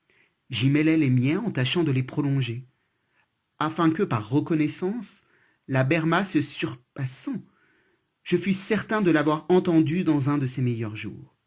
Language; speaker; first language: French; native; French